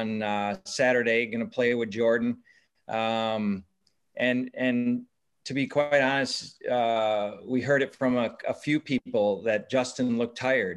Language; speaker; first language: English; native; English